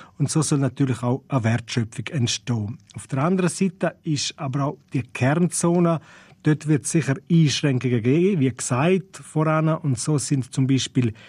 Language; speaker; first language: German; non-native, local second language; Romansh